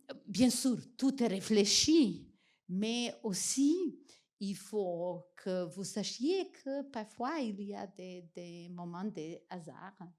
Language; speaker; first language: French; non-native, fluent; Macedonian